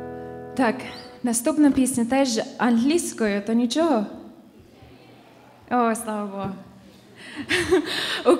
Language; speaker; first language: Ukrainian; non-native, fluent; English